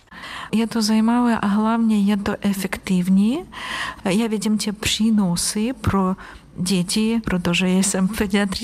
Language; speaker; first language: Czech; non-native, learner; Ukrainian